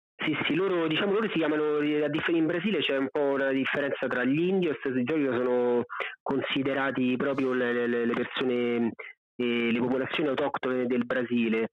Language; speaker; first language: Italian; native; Italian